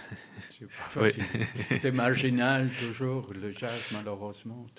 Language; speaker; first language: French; non-native, learner; Spanish